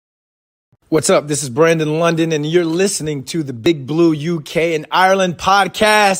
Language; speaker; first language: English; native; English